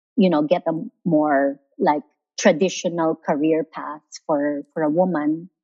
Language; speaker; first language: English; non-native, local second language; Filipino